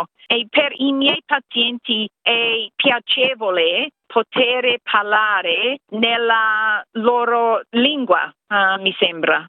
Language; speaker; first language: Italian; non-native, fluent; English